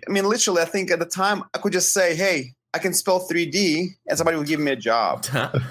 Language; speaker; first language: English; non-native, fluent; Ukrainian